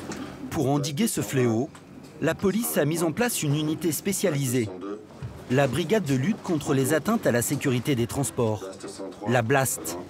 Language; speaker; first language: French; native; French